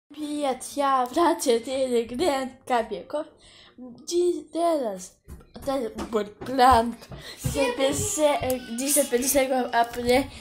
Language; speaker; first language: Russian; non-native, local second language; Polish